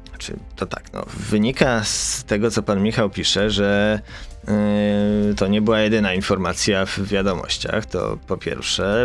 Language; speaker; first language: Polish; native; Polish